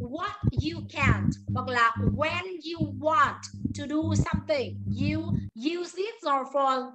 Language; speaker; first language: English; non-native, fluent; Vietnamese